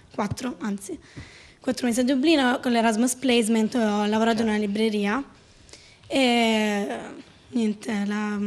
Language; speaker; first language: Italian; native; Italian